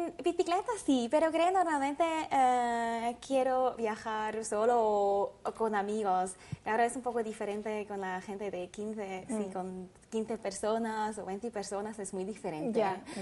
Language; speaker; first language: Spanish; non-native, learner; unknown